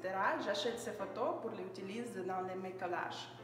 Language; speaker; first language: French; non-native, learner; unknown